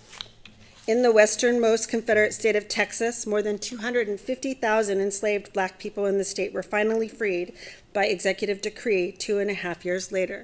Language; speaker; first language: English; native; English